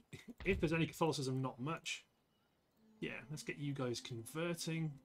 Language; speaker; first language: English; native; English